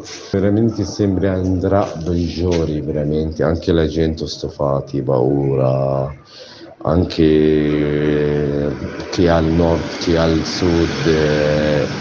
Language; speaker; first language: Italian; non-native, learner; Arabic